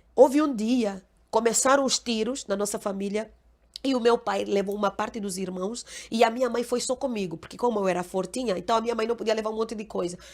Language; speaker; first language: Portuguese; non-native, local second language; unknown